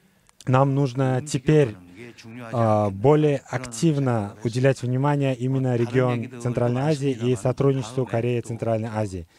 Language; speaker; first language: Russian; non-native, fluent; Korean